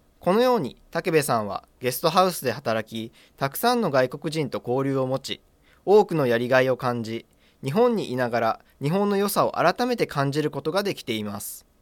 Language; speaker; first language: Japanese; native; Japanese